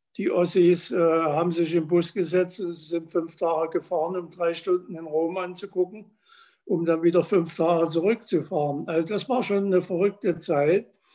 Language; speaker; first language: German; native; German